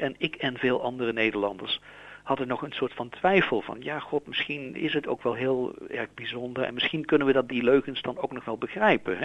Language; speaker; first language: Dutch; native; Dutch